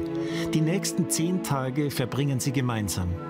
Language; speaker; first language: German; native; German